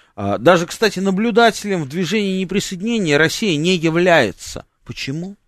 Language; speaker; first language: Russian; native; Russian